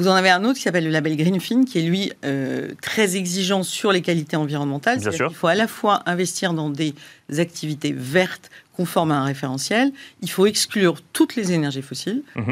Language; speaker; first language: French; native; French